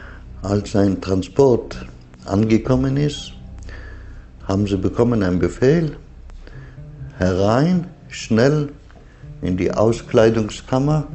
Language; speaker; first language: German; non-native, learner; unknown